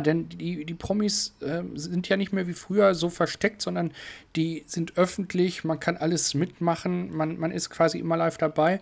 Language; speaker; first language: German; native; German